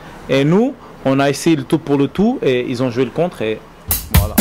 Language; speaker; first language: French; native; French